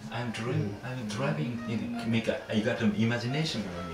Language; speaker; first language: English; non-native, learner; Japanese